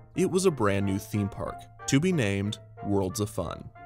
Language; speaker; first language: English; native; English